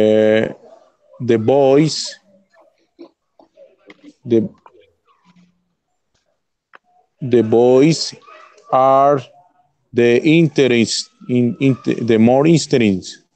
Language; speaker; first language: English; non-native, learner; Spanish